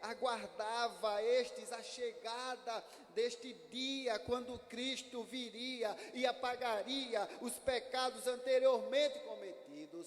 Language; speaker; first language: Portuguese; native; Portuguese